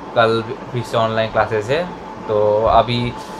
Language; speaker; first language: Hindi; non-native, local second language; Bangla